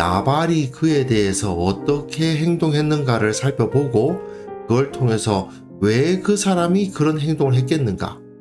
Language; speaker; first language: Korean; native; Korean